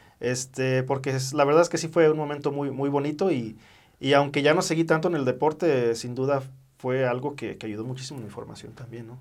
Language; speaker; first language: Spanish; early bilingual, heritage; Spanish